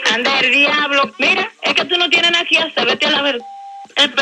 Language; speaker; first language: Spanish; native; Spanish